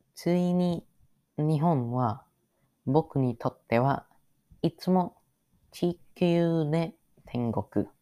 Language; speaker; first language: Japanese; non-native, learner; English